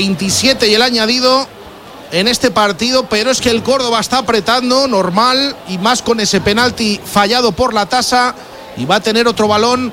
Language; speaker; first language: Spanish; native; Spanish